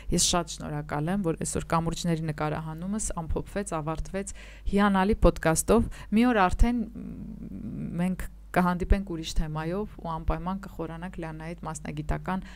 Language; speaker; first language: Armenian; native; Armenian